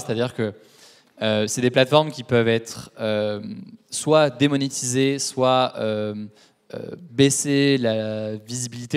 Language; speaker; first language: French; native; French